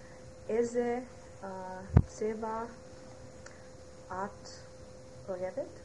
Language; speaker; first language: Hebrew; non-native, learner; English